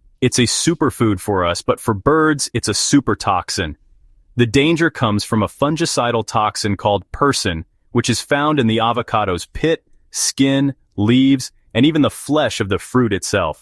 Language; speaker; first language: English; native; English